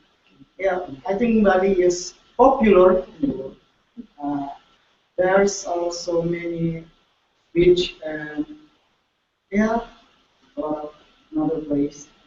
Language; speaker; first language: English; non-native, learner; Indonesian